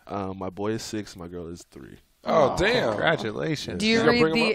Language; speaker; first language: English; native; English